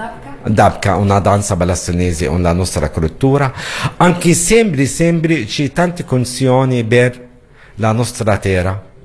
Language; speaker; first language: Italian; non-native, learner; Arabic